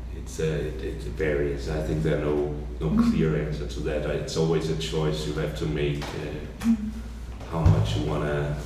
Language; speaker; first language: English; non-native, fluent; Danish